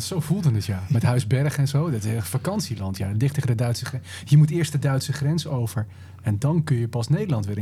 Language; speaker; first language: Dutch; native; Dutch